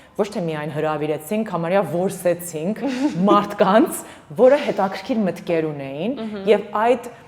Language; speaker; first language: Armenian; early bilingual, heritage; Armenian